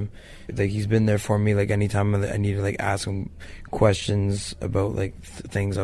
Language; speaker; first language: English; native; English